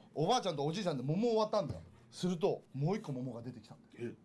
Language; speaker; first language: Japanese; native; Japanese